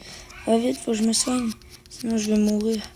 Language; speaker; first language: French; native; French